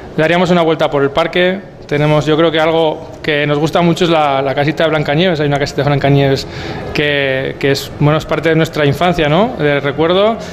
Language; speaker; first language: Spanish; native; Spanish